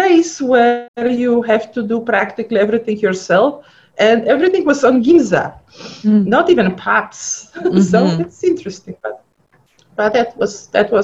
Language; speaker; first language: English; non-native, fluent; Polish